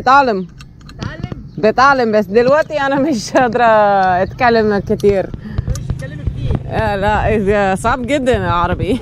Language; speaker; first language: Arabic; non-native, learner; English